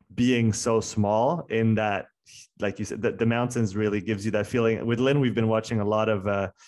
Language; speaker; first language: English; non-native, fluent; French